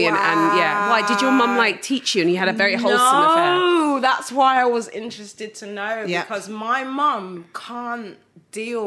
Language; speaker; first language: English; native; English